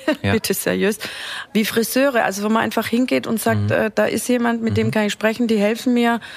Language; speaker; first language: German; native; German